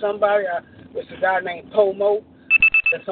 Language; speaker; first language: English; native; English